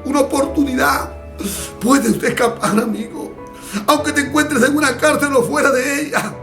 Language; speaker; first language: Spanish; native; Spanish